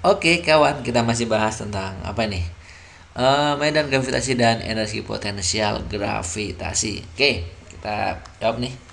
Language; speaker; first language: Indonesian; native; Indonesian